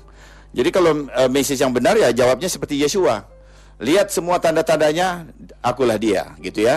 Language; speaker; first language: Indonesian; native; Indonesian